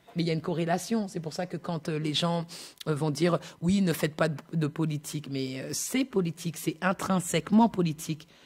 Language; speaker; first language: French; native; French